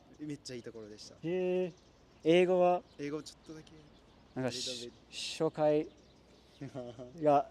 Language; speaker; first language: Japanese; non-native, learner; English